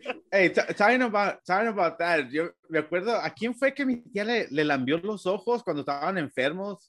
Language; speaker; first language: Spanish; early bilingual, heritage; Spanish